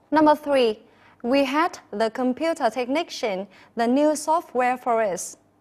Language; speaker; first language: English; non-native, fluent; Vietnamese